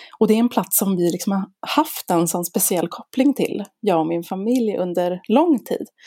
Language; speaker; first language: Swedish; native; Swedish